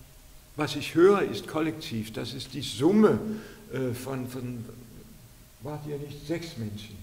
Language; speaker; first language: German; non-native, fluent; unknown